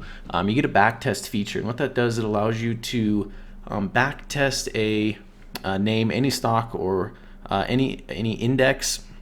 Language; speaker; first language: English; native; English